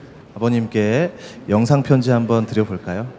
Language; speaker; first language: Korean; native; Korean